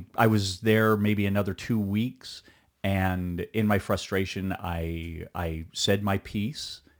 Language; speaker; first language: English; early bilingual, other home language; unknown